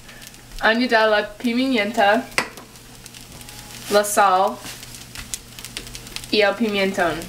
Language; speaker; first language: Spanish; non-native, learner; English